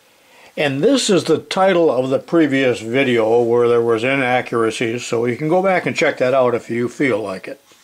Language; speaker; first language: English; native; English